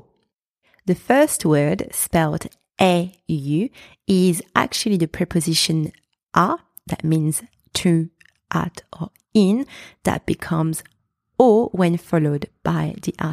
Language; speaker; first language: English; non-native, fluent; French